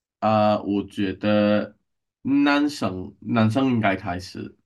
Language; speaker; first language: Chinese; non-native, learner; English